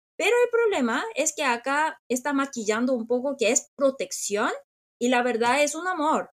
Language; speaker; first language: Spanish; non-native, fluent; Korean